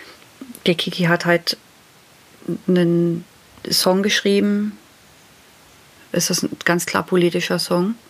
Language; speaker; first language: German; native; German